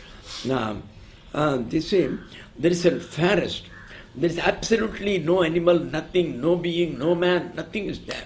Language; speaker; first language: English; non-native, local second language; Tamil